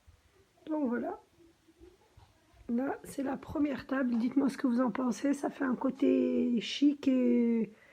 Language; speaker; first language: French; native; French